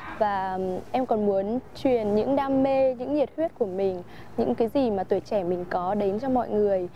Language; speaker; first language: Vietnamese; native; Vietnamese